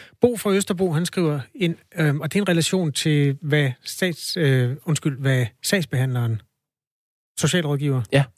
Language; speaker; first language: Danish; native; Danish